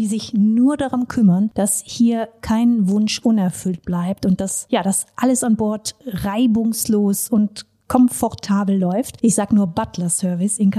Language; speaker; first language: German; native; German